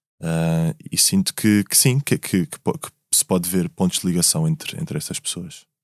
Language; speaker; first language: Portuguese; native; Portuguese